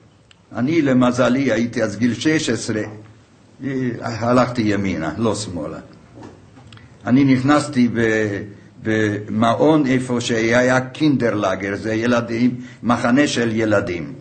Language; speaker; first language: Hebrew; non-native, fluent; Hungarian